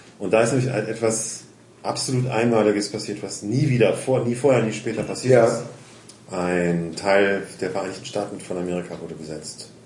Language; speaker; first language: German; native; German